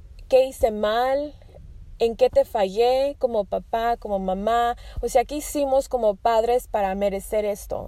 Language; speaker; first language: Spanish; early bilingual, heritage; Spanish